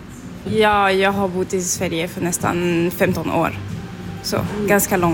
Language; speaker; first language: Swedish; non-native, fluent; French